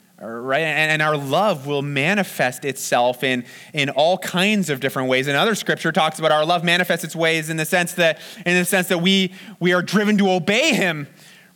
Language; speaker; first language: English; native; English